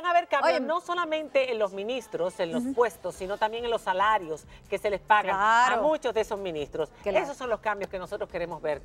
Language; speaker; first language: Spanish; native; Spanish